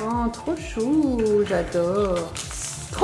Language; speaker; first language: French; native; French